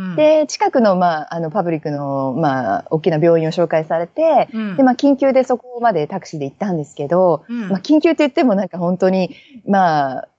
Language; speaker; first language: Japanese; native; Japanese